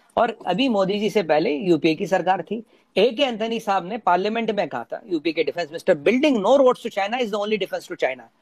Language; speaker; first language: Hindi; native; Hindi